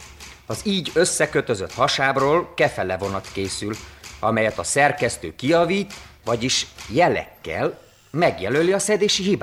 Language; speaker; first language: Hungarian; native; Hungarian